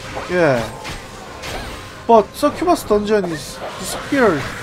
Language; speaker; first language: English; non-native, learner; Korean